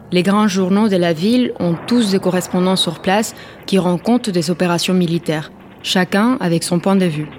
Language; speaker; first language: French; non-native, fluent; Spanish